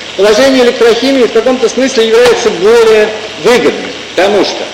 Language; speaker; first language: Russian; native; Russian